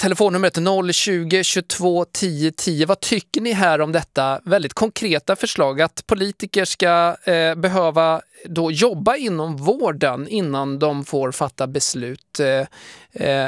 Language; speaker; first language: Swedish; native; Swedish